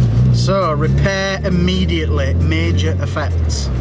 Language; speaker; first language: English; native; English